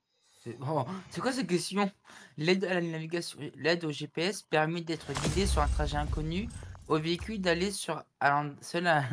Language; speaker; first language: French; native; French